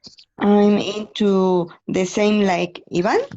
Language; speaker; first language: English; non-native, learner; Spanish